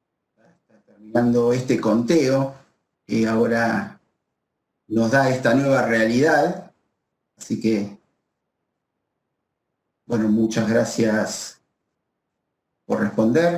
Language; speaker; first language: Spanish; native; Spanish